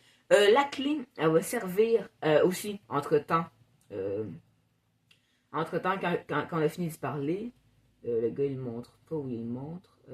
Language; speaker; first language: French; native; French